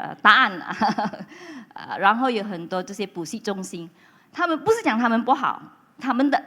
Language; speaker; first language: Chinese; non-native, local second language; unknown